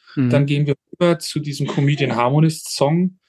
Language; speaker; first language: German; native; German